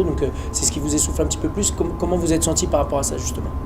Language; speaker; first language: French; native; French